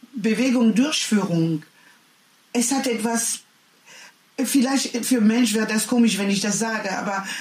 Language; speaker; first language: German; non-native, learner; French